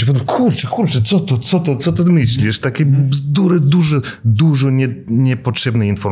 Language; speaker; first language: Polish; non-native, fluent; Russian